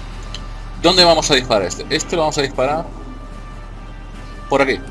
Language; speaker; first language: Spanish; native; Spanish